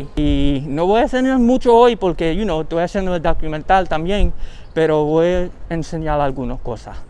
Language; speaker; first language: Spanish; early bilingual, heritage; English